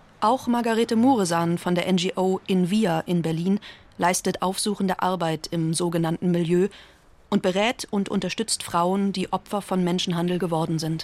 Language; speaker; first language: German; native; German